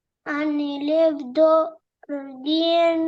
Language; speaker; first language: French; non-native, learner; Arabic